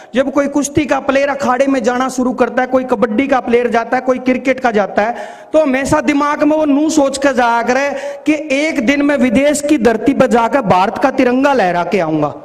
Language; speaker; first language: Hindi; native; Hindi